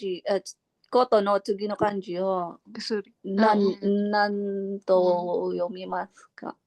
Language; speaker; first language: Japanese; non-native, learner; Filipino